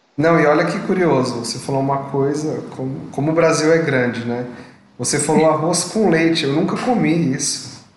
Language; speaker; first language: Portuguese; native; Portuguese